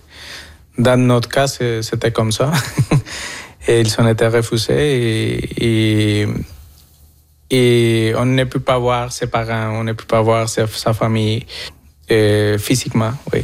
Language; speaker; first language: French; non-native, fluent; Spanish